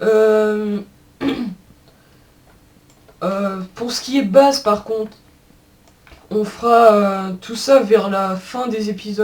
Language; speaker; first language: French; native; French